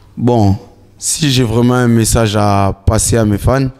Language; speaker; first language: French; non-native, local second language; Lingala